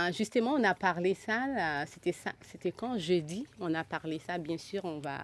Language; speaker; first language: French; non-native, local second language; Haitian Creole